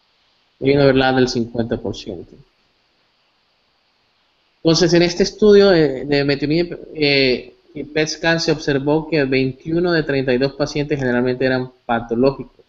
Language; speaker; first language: Spanish; native; Spanish